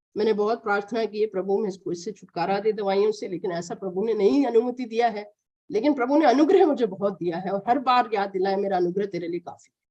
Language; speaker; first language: Hindi; non-native, local second language; Malayalam